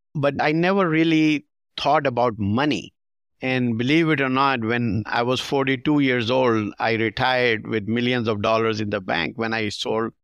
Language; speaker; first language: English; non-native, local second language; Urdu